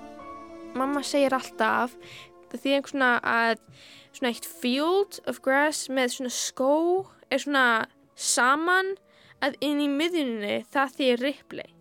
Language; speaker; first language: Icelandic; early bilingual, heritage; Icelandic